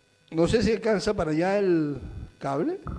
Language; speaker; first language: Spanish; native; Spanish